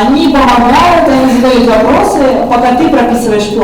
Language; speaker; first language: Russian; native; Russian